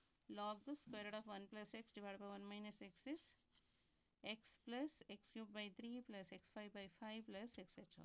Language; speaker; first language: English; non-native, local second language; Kannada